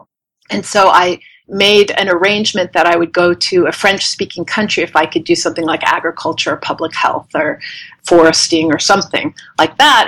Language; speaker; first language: English; native; English